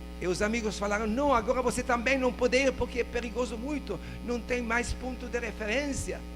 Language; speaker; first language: Portuguese; non-native, fluent; Italian